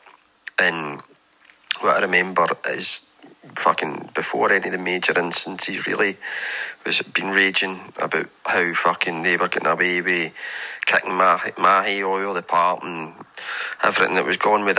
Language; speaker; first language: English; native; English